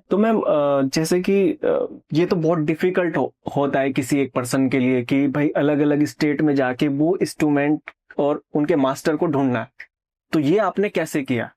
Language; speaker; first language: Hindi; native; Hindi